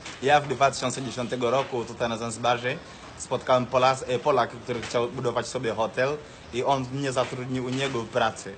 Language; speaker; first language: Polish; non-native, learner; Swahili